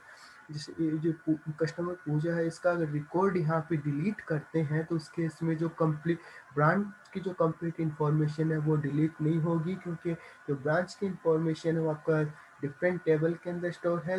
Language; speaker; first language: Hindi; native; Hindi